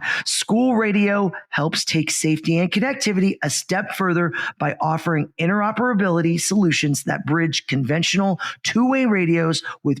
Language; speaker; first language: English; native; English